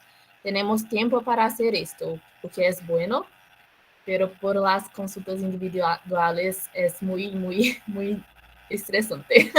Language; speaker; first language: Spanish; non-native, learner; Portuguese